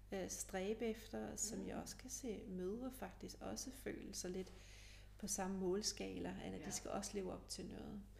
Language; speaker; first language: Danish; early bilingual, other home language; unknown